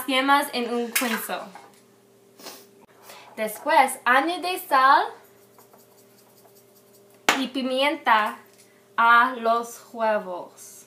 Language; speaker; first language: Spanish; non-native, learner; English